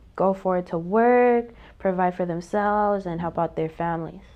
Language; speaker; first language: English; native; English